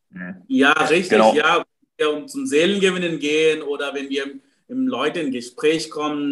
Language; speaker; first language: German; non-native, fluent; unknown